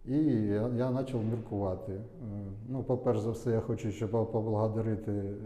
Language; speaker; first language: Ukrainian; non-native, local second language; Russian